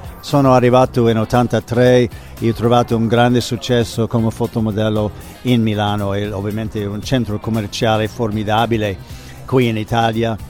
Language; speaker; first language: Italian; non-native, fluent; English